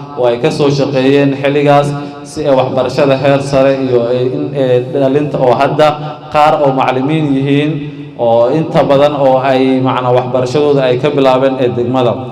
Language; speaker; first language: Somali; native; Somali